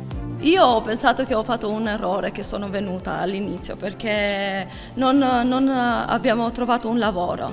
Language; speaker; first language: Italian; non-native, learner; Albanian